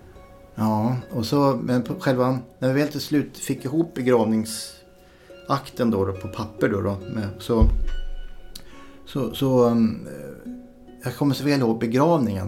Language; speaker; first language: Swedish; native; Swedish